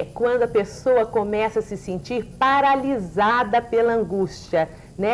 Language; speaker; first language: Portuguese; native; Portuguese